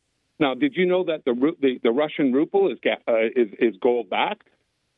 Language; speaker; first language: English; native; English